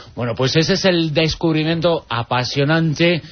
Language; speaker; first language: Spanish; native; Spanish